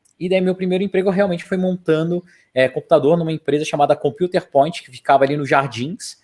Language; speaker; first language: Portuguese; native; Portuguese